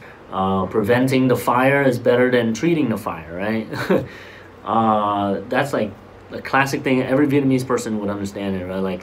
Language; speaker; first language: English; early bilingual, other home language; Vietnamese